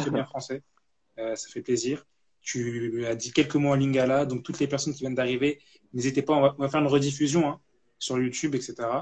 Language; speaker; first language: French; native; French